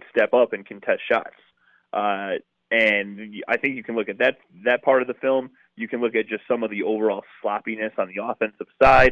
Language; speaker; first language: English; native; English